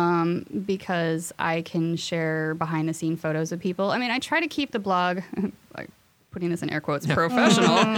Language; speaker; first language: English; native; English